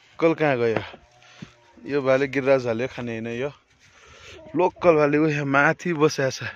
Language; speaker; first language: Nepali; native; Nepali